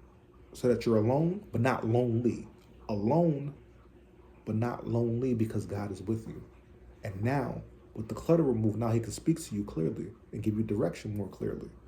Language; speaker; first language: English; native; English